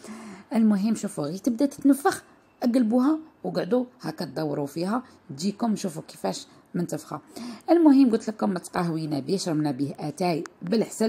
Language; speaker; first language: Arabic; native; Arabic